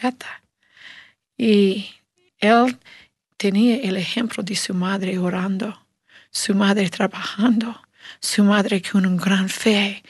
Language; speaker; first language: Spanish; non-native, learner; English